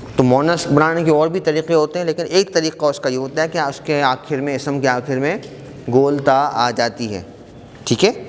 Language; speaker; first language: Urdu; native; Urdu